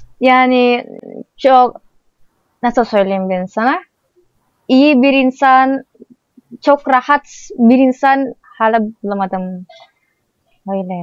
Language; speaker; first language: Turkish; non-native, learner; Indonesian